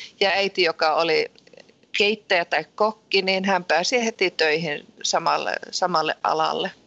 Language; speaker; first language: Finnish; early bilingual, heritage; Finnish